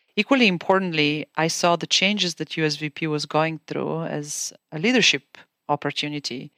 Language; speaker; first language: English; non-native, fluent; Bulgarian